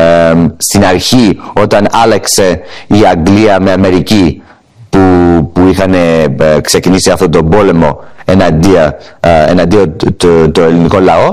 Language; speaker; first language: Greek; early bilingual, heritage; English